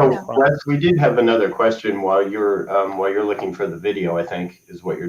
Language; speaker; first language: English; native; English